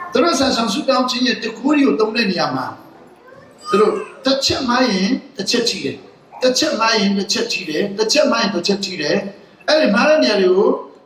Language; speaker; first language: Burmese; non-native, local second language; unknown